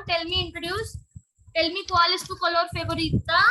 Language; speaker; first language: Spanish; non-native, learner; Hindi